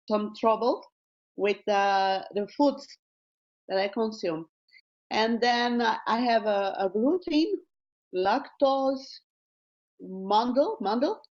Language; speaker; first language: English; non-native, learner; Portuguese